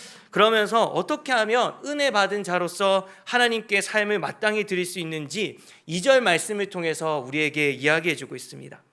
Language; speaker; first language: Korean; native; Korean